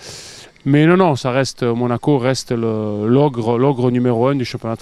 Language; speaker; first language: French; native; French